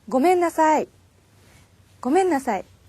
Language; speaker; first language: Japanese; non-native, fluent; Korean